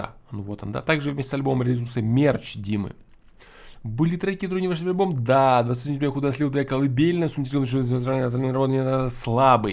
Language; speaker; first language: Russian; native; Russian